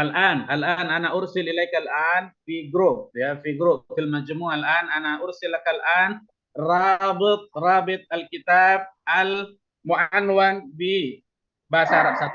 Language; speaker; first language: Arabic; non-native, fluent; Indonesian